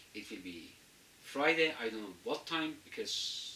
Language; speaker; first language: English; non-native, fluent; Azerbaijani